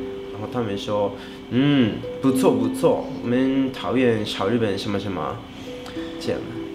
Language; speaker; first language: Chinese; non-native, fluent; Japanese